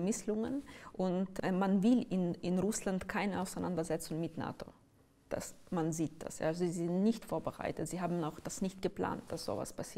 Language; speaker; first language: German; non-native, fluent; Ukrainian